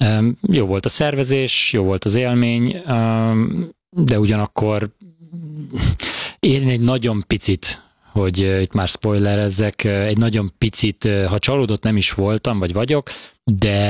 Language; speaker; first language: Hungarian; native; Hungarian